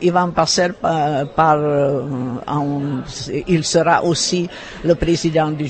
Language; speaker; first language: French; non-native, fluent; Czech